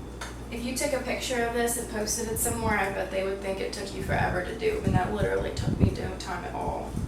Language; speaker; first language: English; native; English